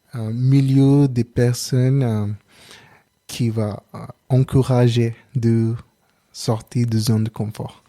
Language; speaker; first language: French; non-native, learner; Telugu